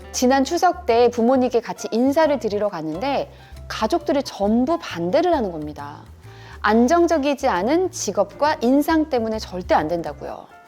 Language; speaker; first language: Korean; native; Korean